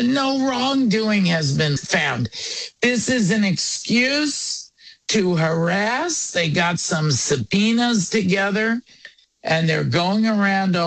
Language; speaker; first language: English; non-native, local second language; Yiddish